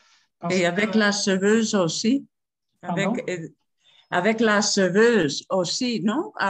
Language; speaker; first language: French; non-native, fluent; Spanish